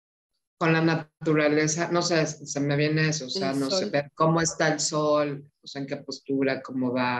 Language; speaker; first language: Spanish; native; Spanish